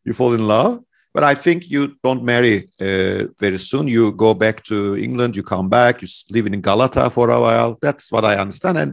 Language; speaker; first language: English; non-native, fluent; Turkish